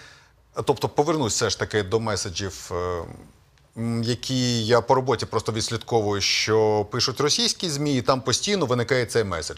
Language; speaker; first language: Ukrainian; native; Ukrainian